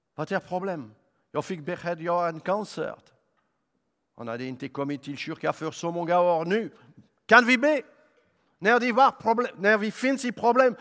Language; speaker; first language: Swedish; non-native, fluent; French